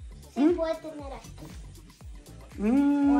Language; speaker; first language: Spanish; early bilingual, heritage; Spanish